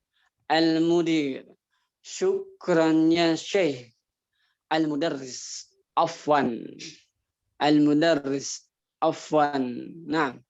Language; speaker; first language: Arabic; non-native, fluent; Indonesian